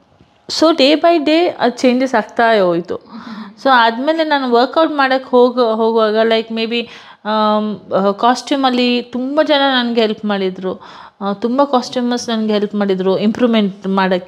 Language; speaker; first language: Kannada; non-native, local second language; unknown